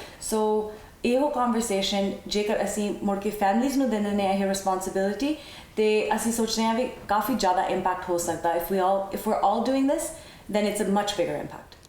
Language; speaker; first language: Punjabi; early bilingual, heritage; Punjabi